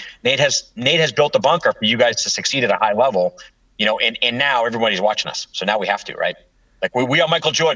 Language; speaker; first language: English; native; English